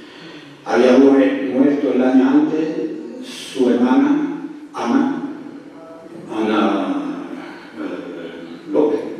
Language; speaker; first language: Spanish; early bilingual, heritage; French